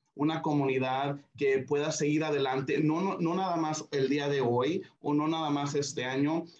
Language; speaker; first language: Spanish; early bilingual, heritage; Spanish